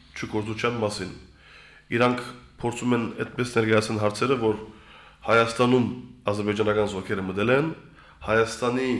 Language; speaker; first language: Armenian; early bilingual, heritage; Armenian